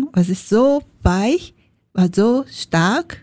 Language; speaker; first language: German; non-native, learner; Japanese